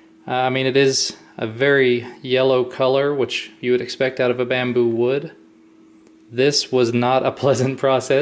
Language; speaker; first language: English; native; English